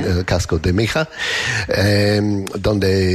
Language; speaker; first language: Spanish; non-native, learner; English